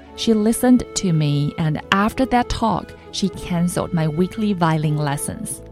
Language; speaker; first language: English; non-native, fluent; Chinese